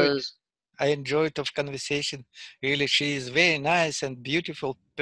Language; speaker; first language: English; non-native, learner; Russian